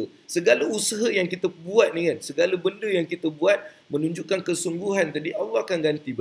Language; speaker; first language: Malay; native; Malay